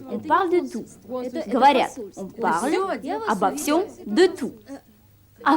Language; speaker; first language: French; non-native, fluent; Russian